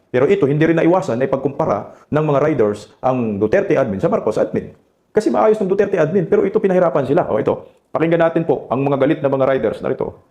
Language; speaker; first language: Filipino; non-native, local second language; Cebuano